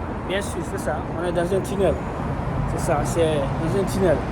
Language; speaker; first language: French; native; French